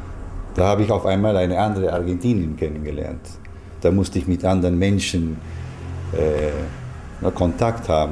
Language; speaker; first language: German; early bilingual, heritage; German